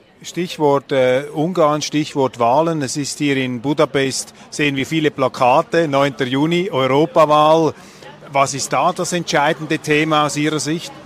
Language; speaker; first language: German; native; German